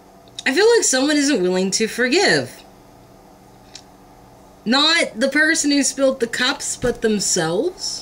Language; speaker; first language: English; native; English